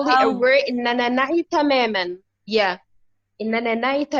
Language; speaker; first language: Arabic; native; Arabic